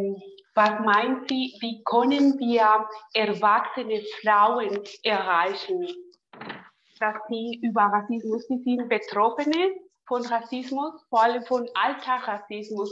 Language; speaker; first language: German; non-native, learner; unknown